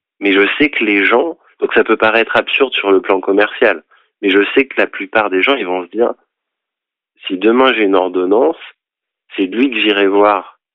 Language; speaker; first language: French; native; French